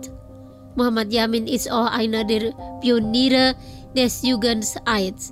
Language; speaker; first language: German; non-native, fluent; Indonesian